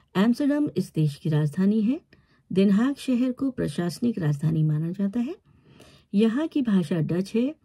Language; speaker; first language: Hindi; native; Hindi